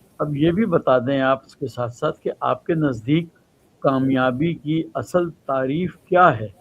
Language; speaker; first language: Urdu; native; Urdu